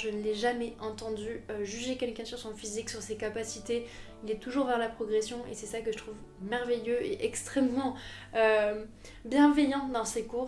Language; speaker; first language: French; native; French